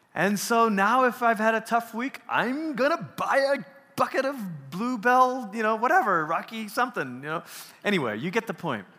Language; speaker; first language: English; early bilingual, other home language; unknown